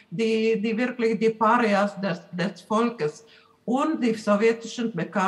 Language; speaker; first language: German; non-native, fluent; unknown